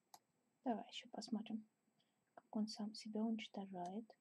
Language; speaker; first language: Russian; native; Russian